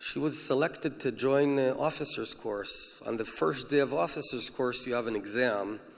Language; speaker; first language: English; early bilingual, heritage; English